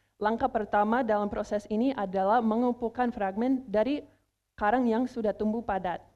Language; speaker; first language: Indonesian; non-native, fluent; English